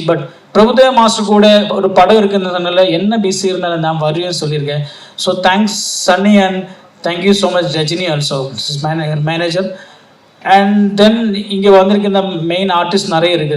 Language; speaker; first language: Tamil; non-native, learner; Malayalam